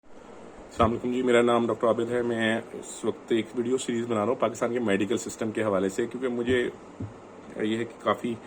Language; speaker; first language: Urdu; non-native, local second language; Punjabi